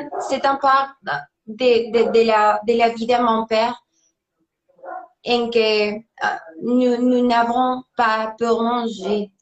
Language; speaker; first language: French; non-native, learner; Spanish